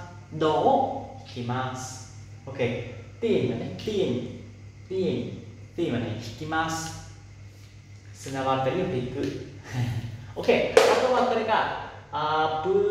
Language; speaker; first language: Japanese; non-native, fluent; Lao